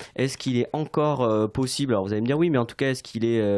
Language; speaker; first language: French; native; French